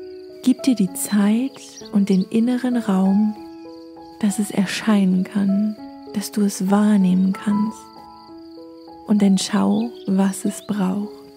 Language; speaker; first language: German; native; German